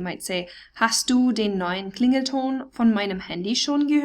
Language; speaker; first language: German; non-native, fluent; English